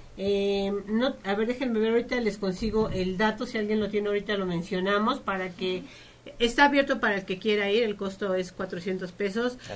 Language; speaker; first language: Spanish; native; Spanish